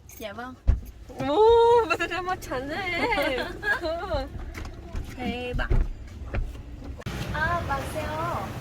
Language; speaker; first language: Korean; non-native, learner; Vietnamese